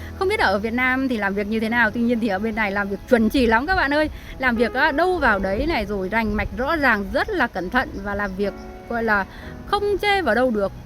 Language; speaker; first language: Vietnamese; native; Vietnamese